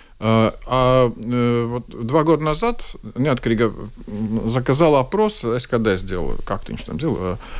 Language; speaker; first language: Russian; non-native, local second language; Latvian